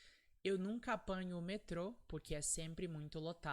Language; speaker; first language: Portuguese; non-native, fluent; English